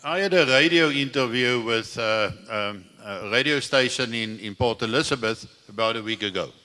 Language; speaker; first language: English; non-native, local second language; Afrikaans